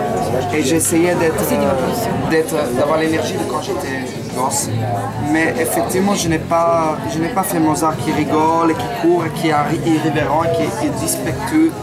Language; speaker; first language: French; non-native, fluent; Italian